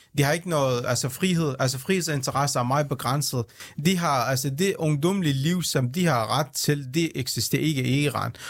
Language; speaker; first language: Danish; early bilingual, other home language; Central Kurdish